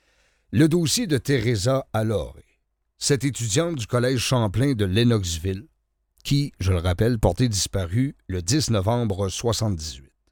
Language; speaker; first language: French; native; French